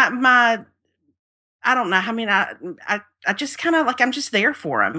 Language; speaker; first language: English; native; English